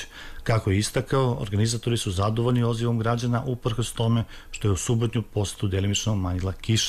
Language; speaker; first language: Serbian; native; Serbian